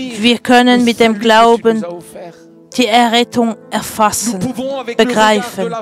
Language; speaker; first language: German; non-native, fluent; French